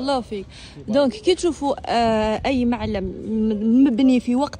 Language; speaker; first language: Arabic; native; Arabic